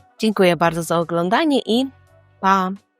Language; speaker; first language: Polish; non-native, fluent; Ukrainian